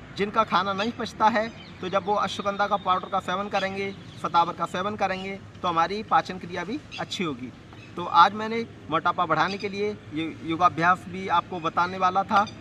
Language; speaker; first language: Hindi; native; Hindi